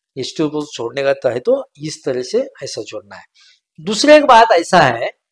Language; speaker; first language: Hindi; non-native, local second language; Marathi